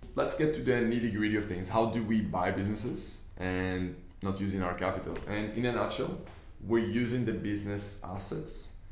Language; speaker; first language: English; non-native, fluent; Hebrew